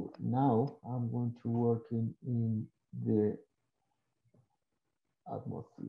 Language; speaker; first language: English; non-native, learner; Spanish